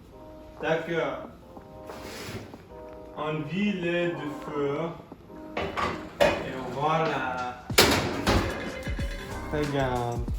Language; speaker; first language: French; non-native, learner; English